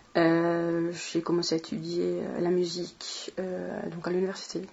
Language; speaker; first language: French; non-native, fluent; Swedish